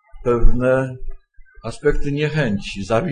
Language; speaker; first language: Polish; native; Polish